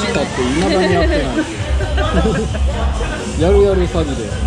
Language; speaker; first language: Japanese; native; Japanese